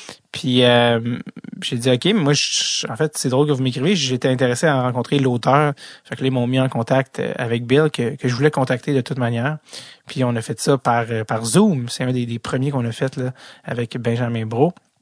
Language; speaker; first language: French; native; French